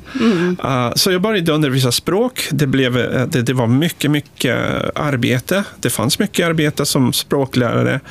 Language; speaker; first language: Swedish; early bilingual, other home language; Spanish